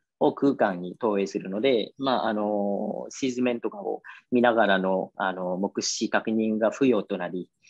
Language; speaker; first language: Japanese; non-native, fluent; Vietnamese